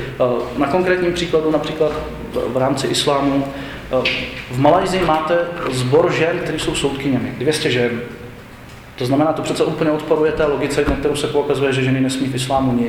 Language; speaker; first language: Czech; native; Czech